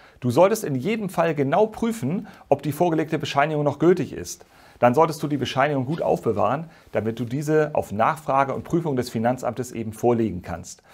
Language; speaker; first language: German; native; German